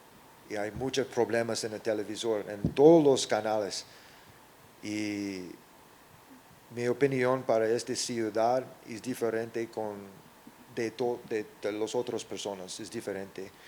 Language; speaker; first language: Spanish; non-native, learner; English